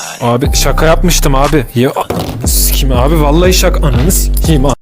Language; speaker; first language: Turkish; native; Turkish